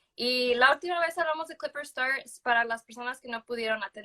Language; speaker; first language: Spanish; early bilingual, other home language; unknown